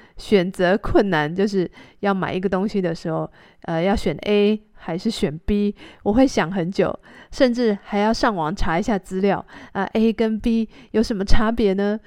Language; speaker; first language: Chinese; native; Chinese